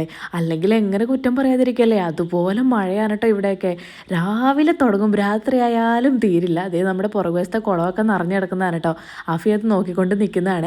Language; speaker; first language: Malayalam; native; Malayalam